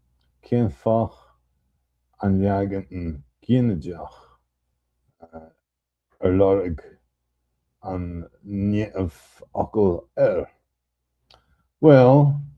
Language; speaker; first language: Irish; non-native, learner; English